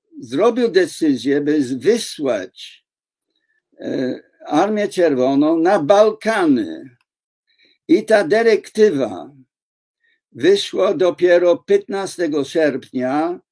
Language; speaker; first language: Polish; non-native, fluent; English